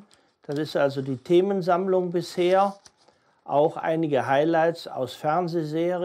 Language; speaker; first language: German; native; German